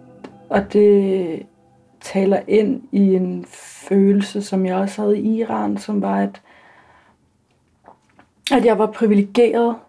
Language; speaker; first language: Danish; early bilingual, other home language; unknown